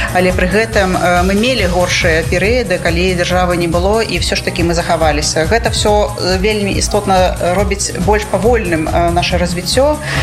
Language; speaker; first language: Belarusian; native; Belarusian